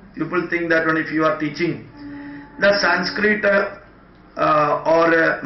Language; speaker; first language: English; non-native, local second language; Malayalam